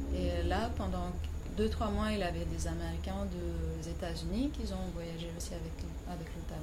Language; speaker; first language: French; non-native, fluent; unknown